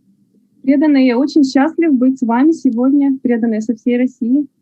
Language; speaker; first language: Russian; native; Russian